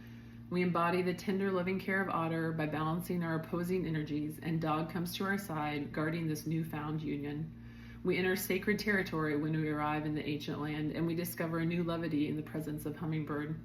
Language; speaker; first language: English; native; English